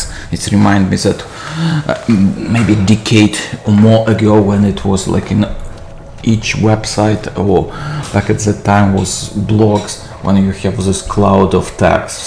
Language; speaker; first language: English; non-native, fluent; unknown